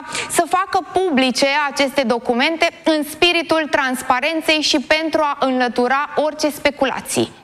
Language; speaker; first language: Romanian; native; Romanian